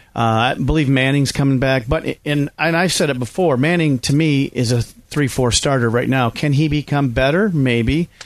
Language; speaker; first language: English; native; English